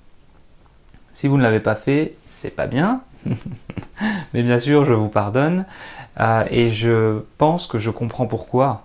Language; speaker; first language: French; native; French